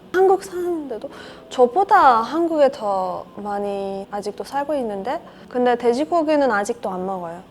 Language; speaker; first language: Korean; non-native, learner; Persian